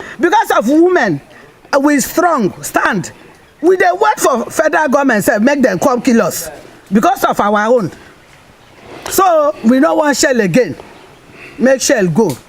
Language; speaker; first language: Nigerian Pidgin; non-native, local second language; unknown